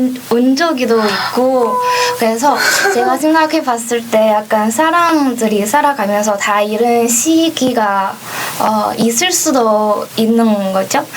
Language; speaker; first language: Korean; non-native, fluent; Chinese